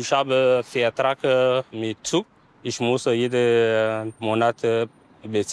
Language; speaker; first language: German; non-native, learner; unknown